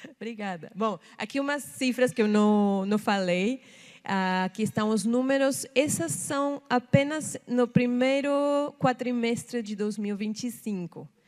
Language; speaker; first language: Portuguese; non-native, fluent; Spanish